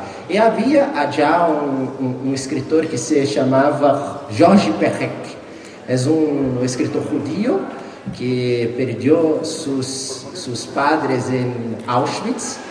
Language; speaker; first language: Spanish; non-native, fluent; Portuguese